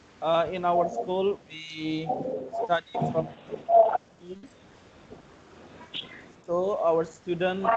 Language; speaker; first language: English; non-native, learner; Indonesian